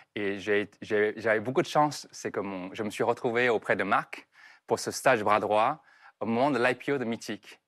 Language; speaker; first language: French; non-native, fluent; Chinese